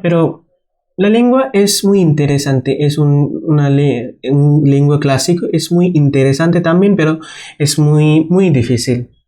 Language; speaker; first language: Spanish; non-native, fluent; Bangla